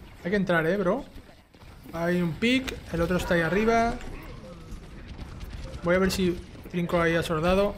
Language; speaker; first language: Spanish; native; Spanish